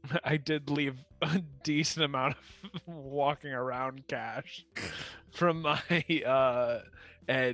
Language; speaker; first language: English; native; English